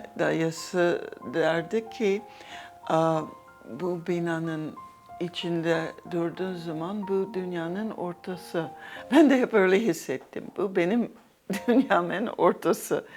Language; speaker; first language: Turkish; non-native, fluent; English